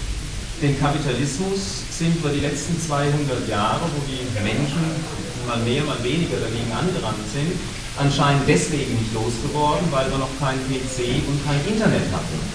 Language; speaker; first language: German; native; German